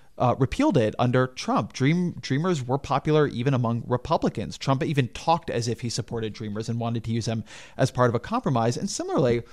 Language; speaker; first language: English; native; English